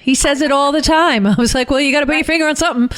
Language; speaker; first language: English; native; English